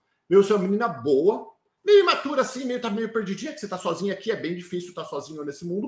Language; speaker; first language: Portuguese; native; Portuguese